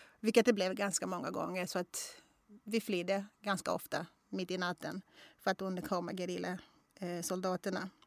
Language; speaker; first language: Swedish; non-native, fluent; Kongo